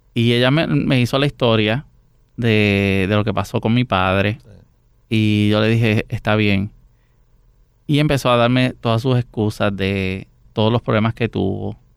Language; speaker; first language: Spanish; native; Spanish